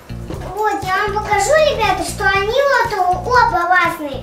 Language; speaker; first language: Russian; native; Russian